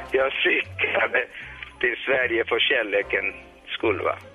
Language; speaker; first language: Swedish; non-native, fluent; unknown